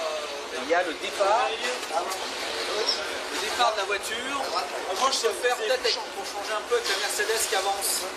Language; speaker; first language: French; native; French